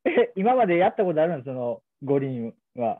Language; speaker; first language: Japanese; native; Japanese